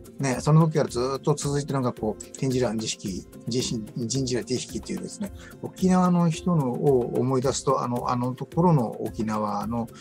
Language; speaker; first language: Japanese; native; Japanese